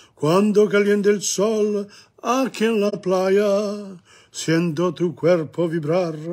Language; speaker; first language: Spanish; non-native, learner; Italian